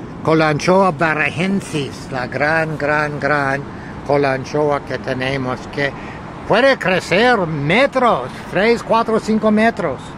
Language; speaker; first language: Spanish; non-native, learner; English